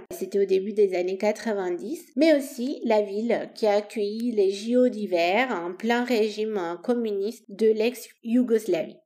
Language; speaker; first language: French; non-native, fluent; Romanian